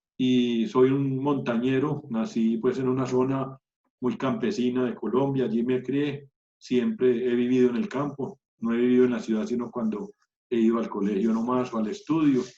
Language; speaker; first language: Spanish; native; Spanish